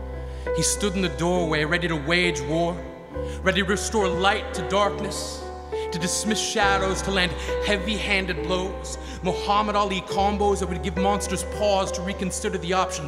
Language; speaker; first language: English; native; English